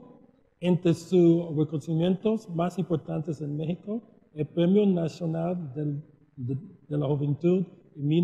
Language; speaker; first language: Spanish; early bilingual, heritage; Spanish